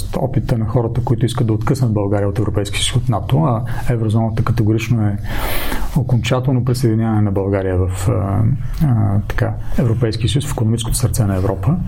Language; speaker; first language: Bulgarian; native; Bulgarian